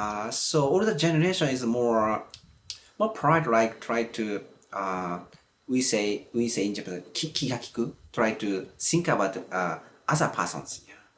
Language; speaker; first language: English; non-native, learner; Japanese